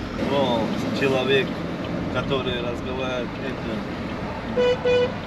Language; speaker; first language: Russian; non-native, local second language; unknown